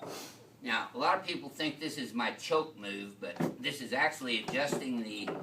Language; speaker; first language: English; native; English